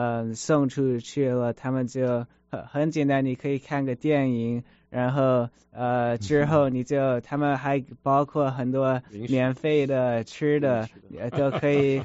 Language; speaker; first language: Chinese; early bilingual, heritage; Chinese